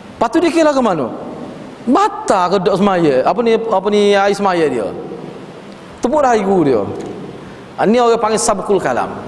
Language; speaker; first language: Malay; native; Malay